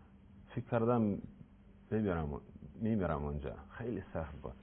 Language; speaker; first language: Persian; non-native, learner; Russian